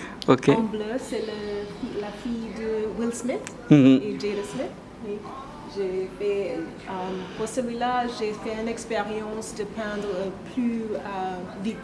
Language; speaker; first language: French; non-native, learner; English